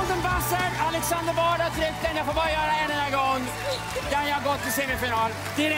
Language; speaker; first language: Swedish; native; Swedish